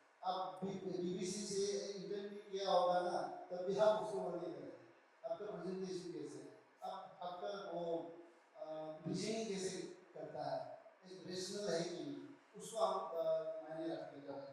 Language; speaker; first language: Hindi; non-native, local second language; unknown